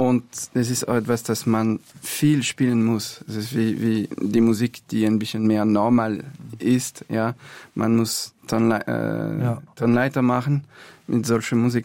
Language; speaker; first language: German; non-native, fluent; French